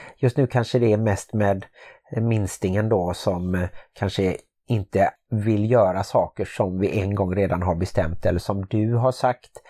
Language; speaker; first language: Swedish; native; Swedish